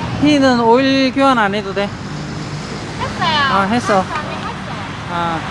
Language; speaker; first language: Korean; native; Korean